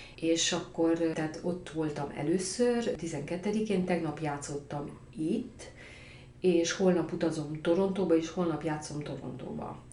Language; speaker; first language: Hungarian; native; Hungarian